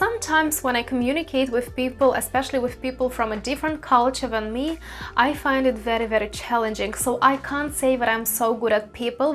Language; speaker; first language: English; non-native, fluent; Russian